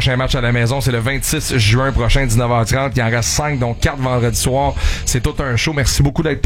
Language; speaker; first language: French; native; French